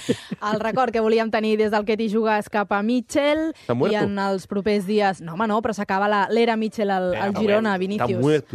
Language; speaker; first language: Catalan; native; Catalan